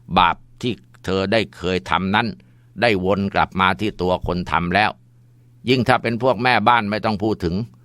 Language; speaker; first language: Thai; native; Thai